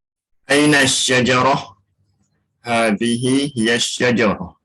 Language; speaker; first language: Arabic; non-native, learner; Indonesian